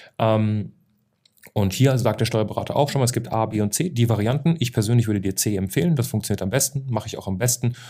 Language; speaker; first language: German; native; German